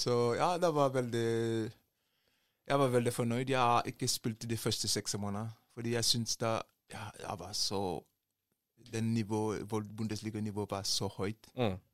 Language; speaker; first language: Norwegian; non-native, learner; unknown